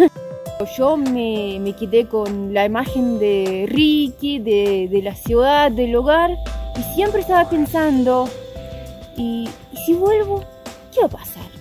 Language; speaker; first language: Spanish; non-native, fluent; Russian